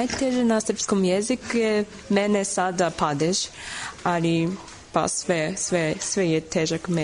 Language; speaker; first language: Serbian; non-native, learner; Japanese